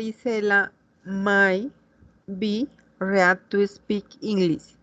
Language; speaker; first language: English; non-native, learner; Spanish